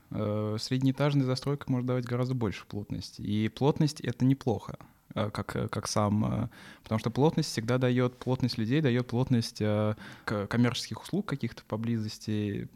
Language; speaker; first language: Russian; native; Russian